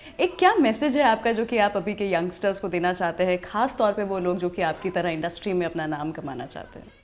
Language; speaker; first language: Hindi; native; Hindi